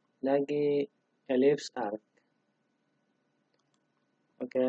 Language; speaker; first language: Indonesian; non-native, learner; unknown